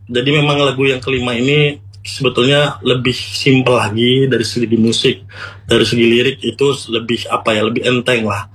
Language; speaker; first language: Indonesian; non-native, local second language; Madurese